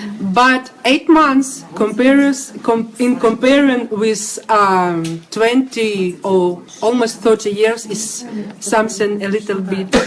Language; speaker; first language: English; non-native, learner; Russian